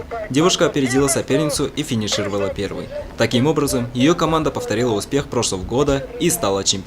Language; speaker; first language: Russian; native; Russian